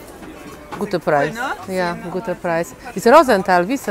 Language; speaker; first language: German; non-native, learner; Polish